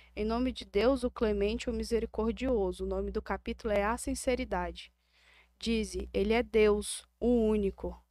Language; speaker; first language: Portuguese; native; Portuguese